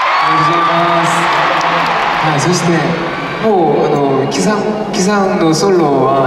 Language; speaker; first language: Japanese; non-native, learner; Korean